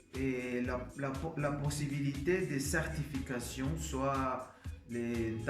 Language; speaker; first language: French; non-native, learner; Spanish